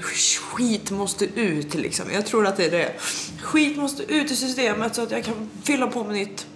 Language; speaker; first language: Swedish; native; Swedish